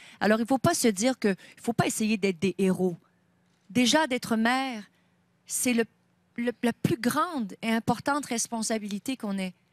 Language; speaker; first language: French; native; French